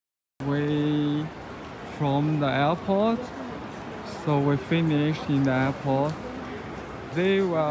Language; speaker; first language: English; non-native, learner; Chinese